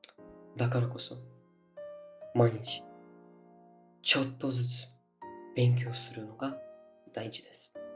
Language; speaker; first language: Japanese; non-native, fluent; English